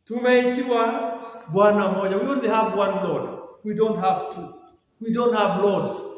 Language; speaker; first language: English; non-native, local second language; Swahili